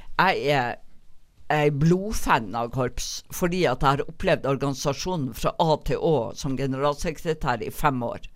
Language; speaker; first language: Norwegian; native; Norwegian